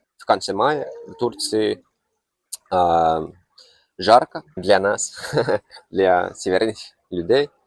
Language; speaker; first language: Russian; non-native, fluent; Finnish